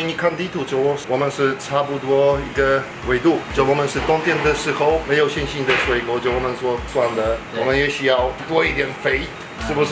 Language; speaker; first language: Chinese; non-native, fluent; Polish